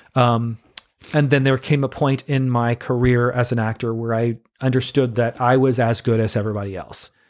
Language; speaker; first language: English; native; English